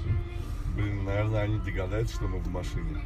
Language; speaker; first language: Russian; native; Russian